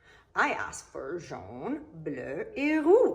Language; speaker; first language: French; non-native, learner; English